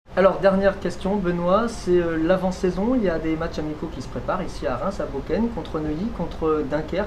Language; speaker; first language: French; native; French